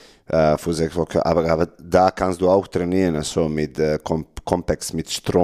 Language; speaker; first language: German; non-native, learner; Serbian